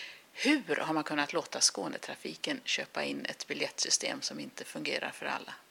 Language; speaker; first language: Swedish; native; Swedish